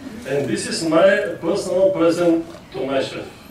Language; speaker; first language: English; non-native, fluent; Bulgarian